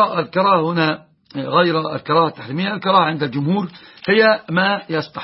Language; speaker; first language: Arabic; native; Arabic